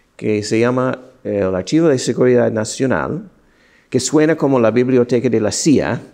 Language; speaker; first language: Spanish; non-native, fluent; English